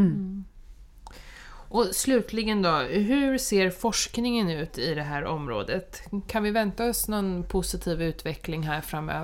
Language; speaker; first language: Swedish; native; Swedish